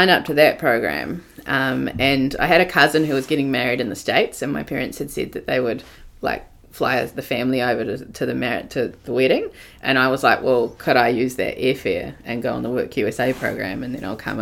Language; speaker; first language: English; native; English